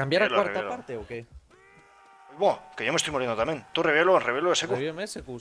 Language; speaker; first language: Spanish; native; Spanish